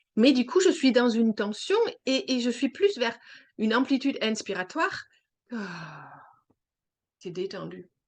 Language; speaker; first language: French; non-native, fluent; German